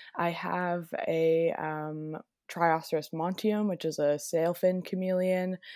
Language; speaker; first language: English; native; English